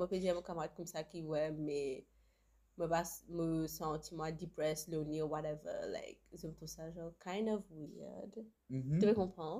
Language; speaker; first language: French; non-native, local second language; Morisyen